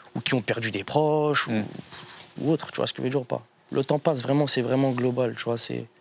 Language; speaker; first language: French; native; French